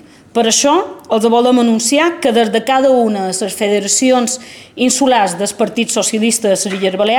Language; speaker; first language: Catalan; native; Catalan